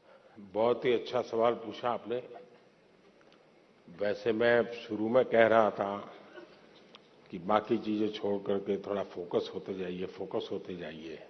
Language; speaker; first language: Hindi; non-native, local second language; Gujarati